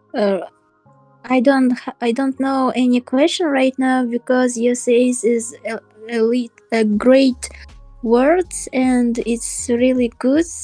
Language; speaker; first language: English; non-native, learner; Russian